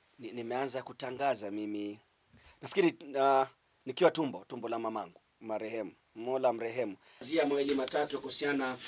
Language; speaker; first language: Swahili; native; Swahili